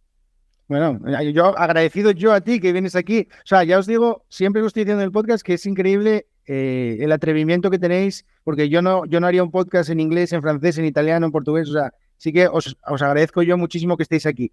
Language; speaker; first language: Spanish; native; Spanish